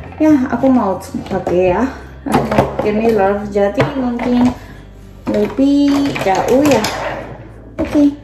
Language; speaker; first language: Indonesian; non-native, learner; Japanese